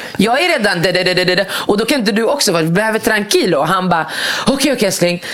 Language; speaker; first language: Swedish; early bilingual, other home language; Arabic